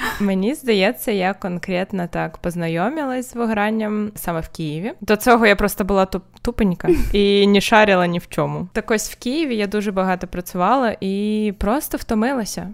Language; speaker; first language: Ukrainian; non-native, local second language; Russian